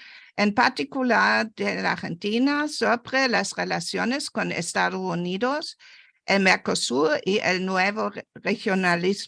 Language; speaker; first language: Spanish; non-native, fluent; German